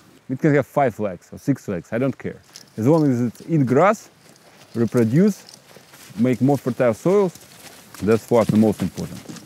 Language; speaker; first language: English; non-native, fluent; Russian